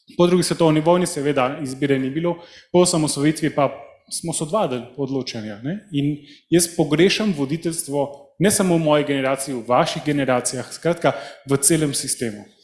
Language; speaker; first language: Slovenian; early bilingual, heritage; Slovenian